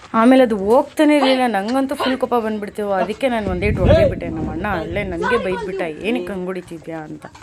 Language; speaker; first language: Kannada; non-native, local second language; Lambadi